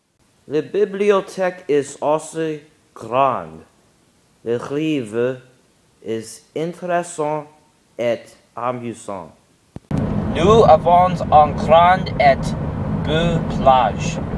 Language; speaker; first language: French; non-native, learner; English